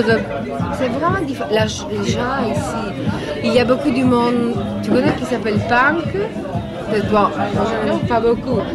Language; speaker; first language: French; non-native, learner; Italian